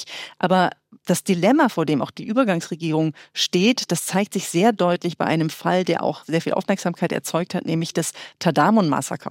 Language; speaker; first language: German; native; German